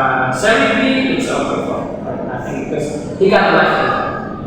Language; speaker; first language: English; non-native, fluent; Indonesian